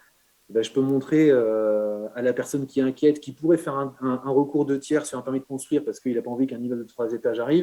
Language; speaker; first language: French; native; French